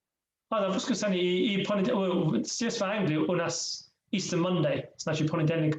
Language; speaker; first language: Russian; non-native, learner; English